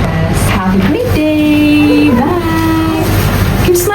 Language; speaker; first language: English; non-native, local second language; Indonesian